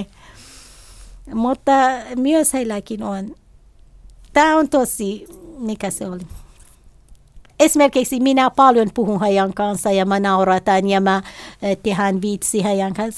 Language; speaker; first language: Finnish; non-native, learner; Kurdish